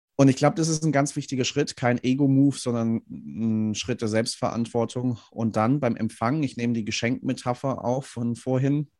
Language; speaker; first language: German; native; German